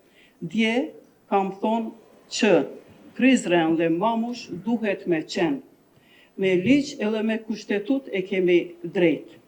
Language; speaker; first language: Albanian; non-native, local second language; Turkish